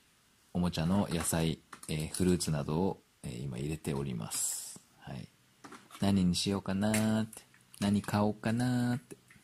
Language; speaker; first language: Japanese; native; Japanese